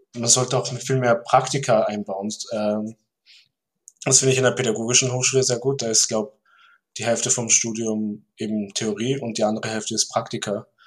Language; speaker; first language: German; early bilingual, other home language; Turkish